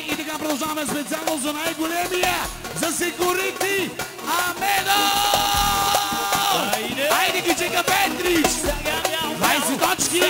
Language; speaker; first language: Bulgarian; non-native, local second language; Turkish